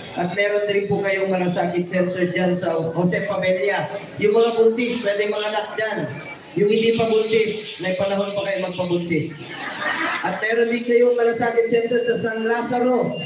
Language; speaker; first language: Filipino; non-native, local second language; Cebuano